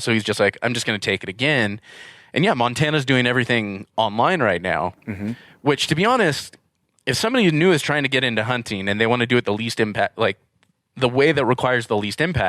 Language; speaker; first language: English; native; English